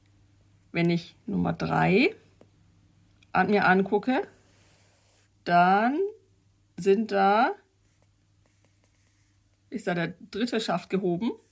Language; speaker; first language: German; native; German